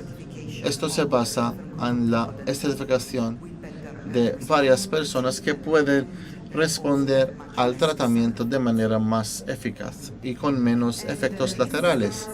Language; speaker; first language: Spanish; non-native, fluent; Italian